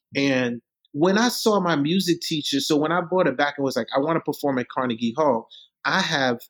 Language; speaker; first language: English; early bilingual, other home language; Haitian Creole